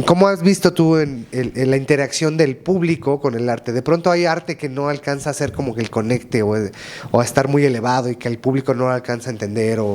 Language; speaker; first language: Spanish; native; Spanish